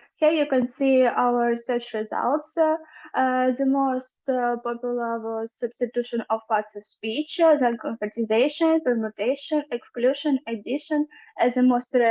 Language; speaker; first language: English; non-native, fluent; Ukrainian